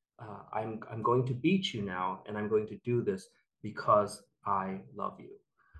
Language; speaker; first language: English; native; English